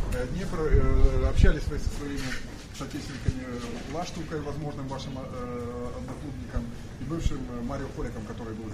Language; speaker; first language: Russian; native; Russian